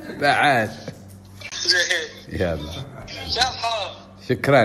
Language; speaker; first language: Arabic; native; Arabic